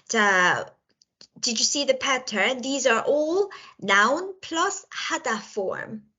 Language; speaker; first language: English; non-native, local second language; Korean